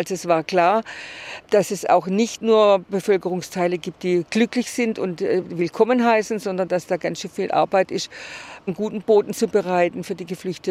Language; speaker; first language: German; native; German